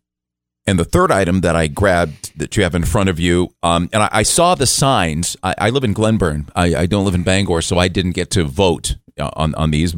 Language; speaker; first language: English; native; English